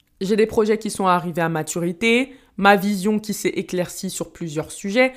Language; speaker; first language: French; early bilingual, other home language; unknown